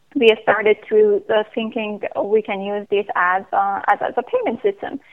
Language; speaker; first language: English; non-native, fluent; Persian